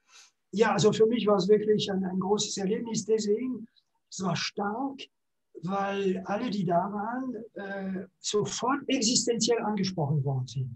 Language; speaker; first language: German; non-native, fluent; French